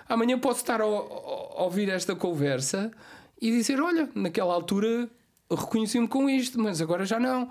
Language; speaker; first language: Portuguese; non-native, local second language; Kabuverdianu